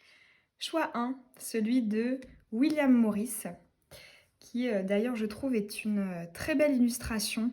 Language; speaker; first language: French; native; French